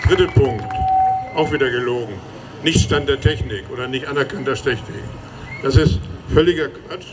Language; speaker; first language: German; native; German